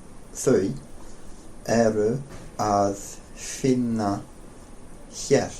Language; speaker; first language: Icelandic; non-native, learner; English